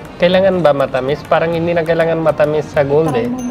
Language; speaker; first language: Filipino; non-native, learner; Punjabi